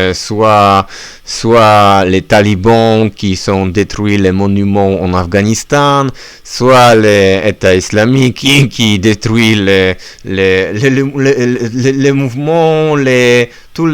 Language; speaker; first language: French; non-native, learner; Polish